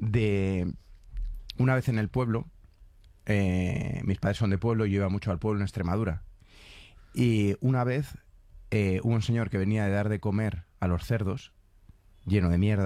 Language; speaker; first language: Spanish; native; Spanish